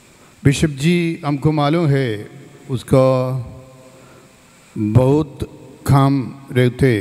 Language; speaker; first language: Hindi; non-native, local second language; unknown